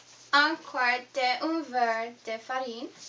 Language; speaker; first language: French; non-native, learner; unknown